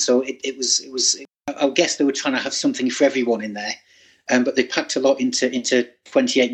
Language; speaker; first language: English; native; English